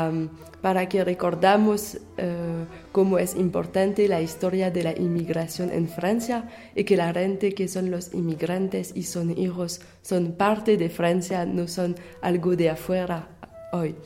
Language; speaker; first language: Spanish; non-native, learner; French